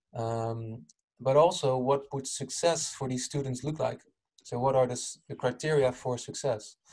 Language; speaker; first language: English; non-native, fluent; Dutch